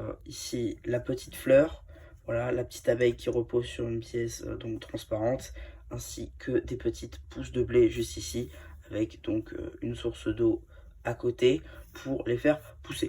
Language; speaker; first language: French; native; French